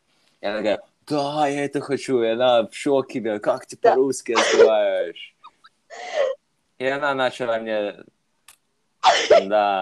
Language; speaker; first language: Russian; non-native, fluent; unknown